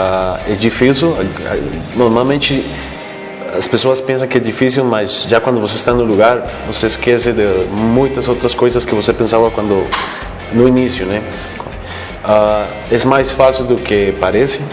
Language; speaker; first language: Portuguese; non-native, fluent; Spanish